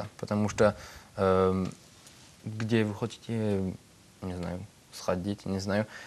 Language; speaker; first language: Russian; non-native, learner; French